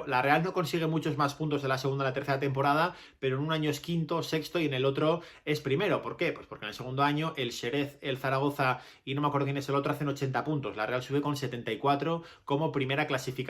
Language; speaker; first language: Spanish; native; Spanish